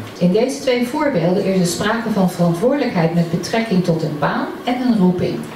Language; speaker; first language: Dutch; native; Dutch